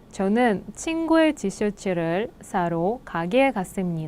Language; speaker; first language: Korean; non-native, fluent; Russian